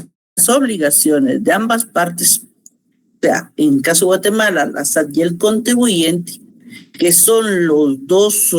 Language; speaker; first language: Spanish; native; Spanish